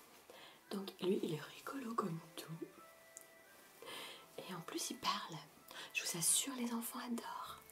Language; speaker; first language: French; native; French